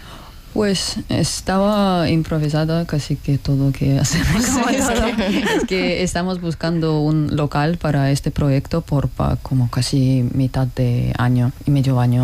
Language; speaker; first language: Spanish; non-native, learner; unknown